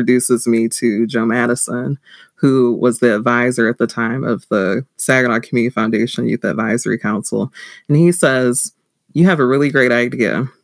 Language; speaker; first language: English; native; English